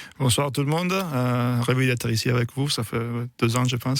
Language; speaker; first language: French; non-native, fluent; Italian